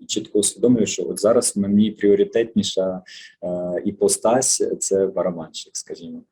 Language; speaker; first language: Ukrainian; native; Ukrainian